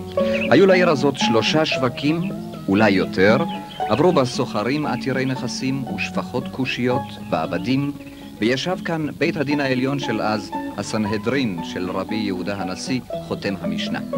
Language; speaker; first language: Hebrew; native; Hebrew